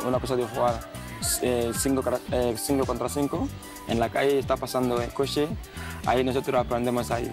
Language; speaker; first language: Spanish; non-native, fluent; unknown